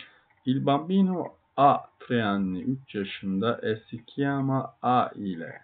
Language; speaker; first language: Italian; non-native, fluent; Turkish